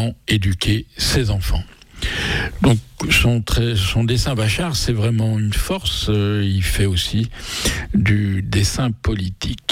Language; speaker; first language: French; native; French